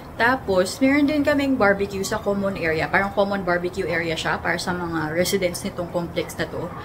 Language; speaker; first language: Filipino; native; Filipino